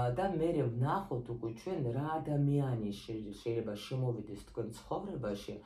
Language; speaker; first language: Georgian; non-native, local second language; Russian